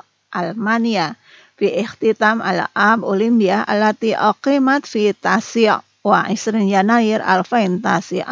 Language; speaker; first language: Arabic; non-native, fluent; Indonesian